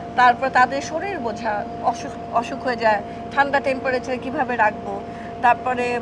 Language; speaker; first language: Bangla; native; Bangla